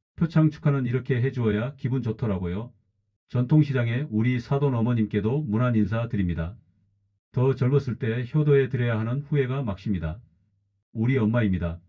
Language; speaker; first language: Korean; native; Korean